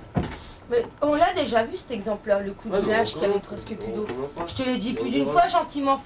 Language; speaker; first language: French; native; French